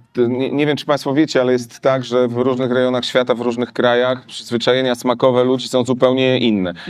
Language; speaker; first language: Polish; native; Polish